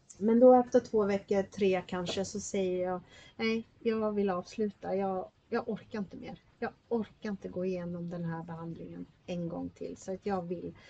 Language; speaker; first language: Swedish; native; Swedish